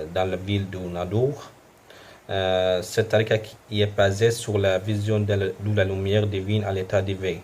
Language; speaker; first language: French; non-native, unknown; Arabic